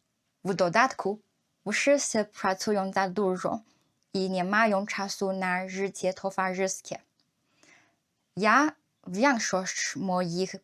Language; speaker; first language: Polish; non-native, learner; Chinese